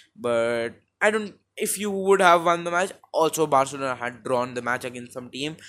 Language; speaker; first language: English; non-native, local second language; Hindi